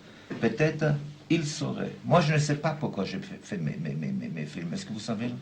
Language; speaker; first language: French; non-native, fluent; German